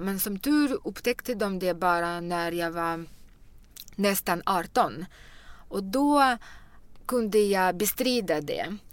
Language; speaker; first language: Swedish; non-native, fluent; Russian